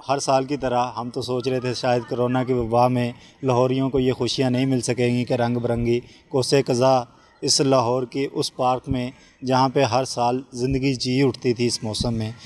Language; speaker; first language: Urdu; non-native, local second language; Punjabi